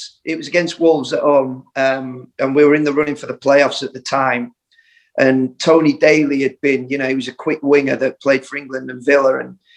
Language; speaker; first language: English; native; English